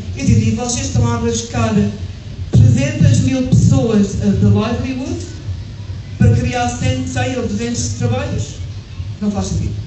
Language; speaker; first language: Portuguese; early bilingual, heritage; English